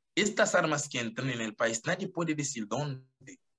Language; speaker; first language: Spanish; non-native, fluent; Haitian Creole